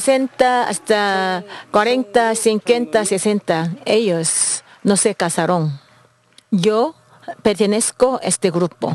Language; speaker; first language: Spanish; non-native, learner; Korean